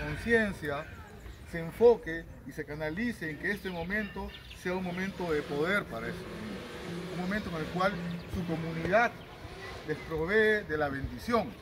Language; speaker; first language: Spanish; native; Spanish